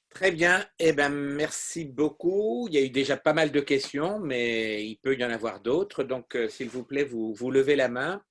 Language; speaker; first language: French; native; French